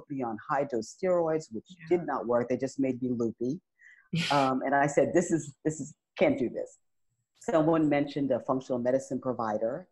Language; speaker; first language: English; native; English